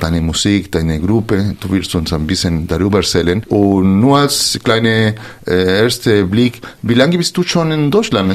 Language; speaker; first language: German; non-native, fluent; Spanish